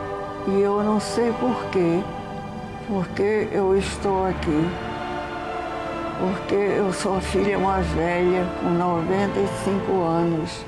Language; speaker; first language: Portuguese; early bilingual, heritage; Portuguese